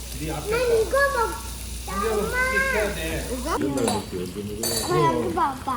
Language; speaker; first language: Korean; early bilingual, heritage; Korean